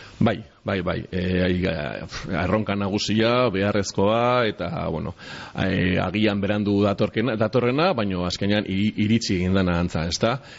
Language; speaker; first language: Basque; non-native, local second language; Spanish